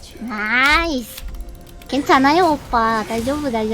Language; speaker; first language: Korean; non-native, learner; Japanese